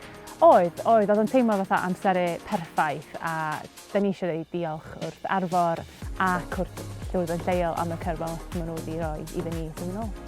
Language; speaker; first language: Welsh; native; Welsh